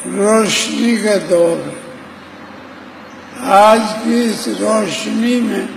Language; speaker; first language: Urdu; native; Urdu